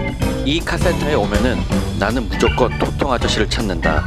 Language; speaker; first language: Korean; native; Korean